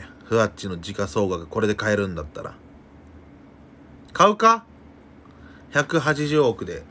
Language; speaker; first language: Japanese; native; Japanese